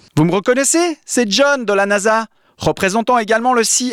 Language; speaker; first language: French; native; French